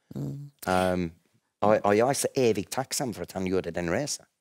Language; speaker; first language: Swedish; non-native, fluent; English